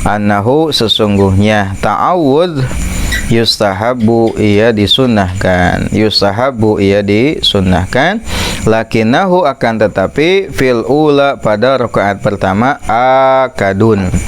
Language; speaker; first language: Indonesian; non-native, local second language; Sundanese